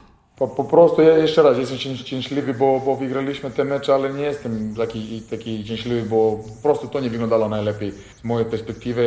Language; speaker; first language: Polish; non-native, fluent; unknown